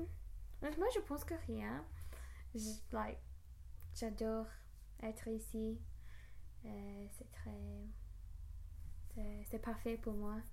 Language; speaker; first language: French; non-native, learner; English